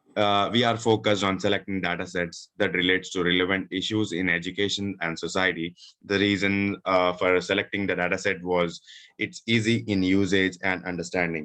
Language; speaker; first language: English; non-native, local second language; Urdu